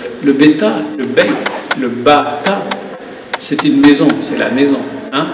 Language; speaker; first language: French; non-native, local second language; Arabic